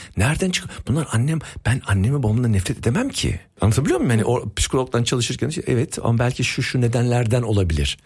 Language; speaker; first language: Turkish; early bilingual, heritage; Turkish